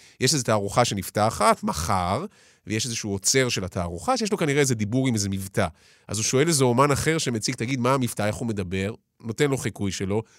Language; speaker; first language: Hebrew; native; Hebrew